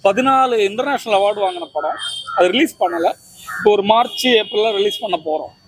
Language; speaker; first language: Tamil; native; Tamil